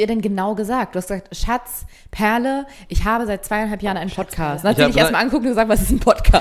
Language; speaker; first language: German; native; German